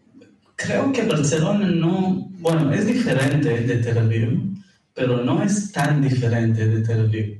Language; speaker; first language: Spanish; non-native, fluent; Hebrew